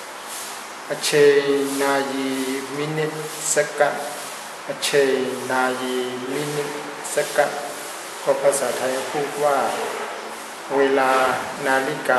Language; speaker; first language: Thai; non-native, fluent; Burmese